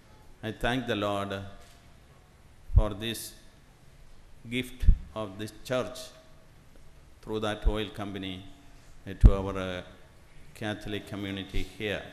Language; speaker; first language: English; non-native, local second language; Malayalam